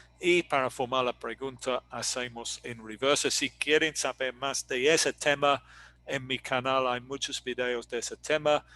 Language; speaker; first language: Spanish; non-native, fluent; English